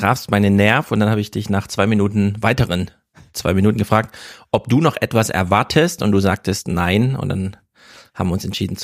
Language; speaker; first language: German; native; German